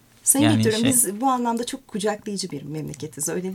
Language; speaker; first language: Turkish; native; Turkish